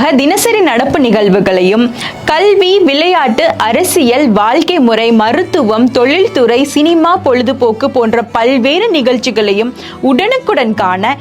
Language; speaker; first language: Tamil; native; Tamil